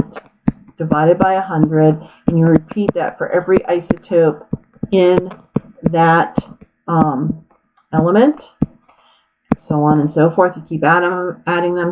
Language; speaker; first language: English; native; English